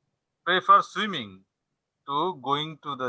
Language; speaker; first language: English; non-native, learner; Bangla